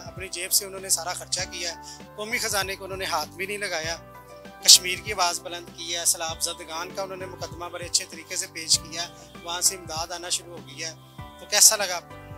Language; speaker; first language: Urdu; native; Urdu